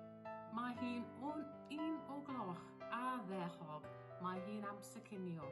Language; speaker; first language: Welsh; non-native, learner; English